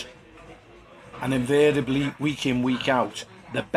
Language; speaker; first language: English; native; English